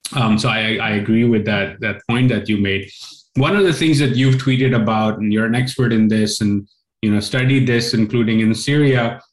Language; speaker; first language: English; non-native, local second language; Urdu